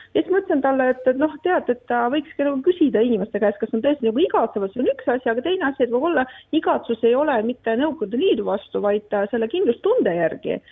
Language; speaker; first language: Estonian; non-native, local second language; Russian